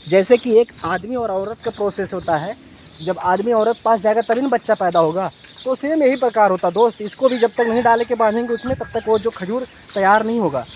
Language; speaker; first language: Hindi; native; Hindi